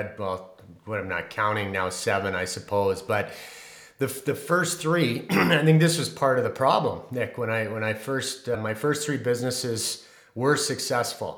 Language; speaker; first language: English; native; English